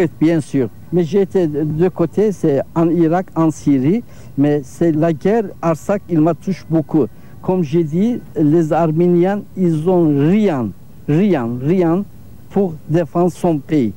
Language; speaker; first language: French; non-native, learner; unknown